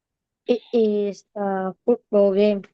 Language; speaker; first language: English; non-native, learner; Vietnamese